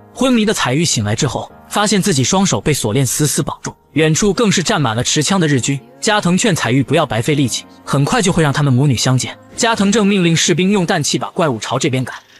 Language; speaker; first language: Chinese; native; Chinese